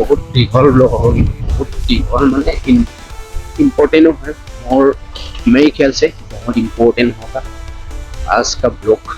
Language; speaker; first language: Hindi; non-native, local second language; Assamese